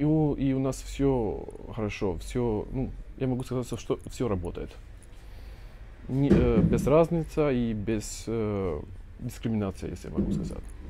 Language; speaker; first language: Russian; non-native, learner; Albanian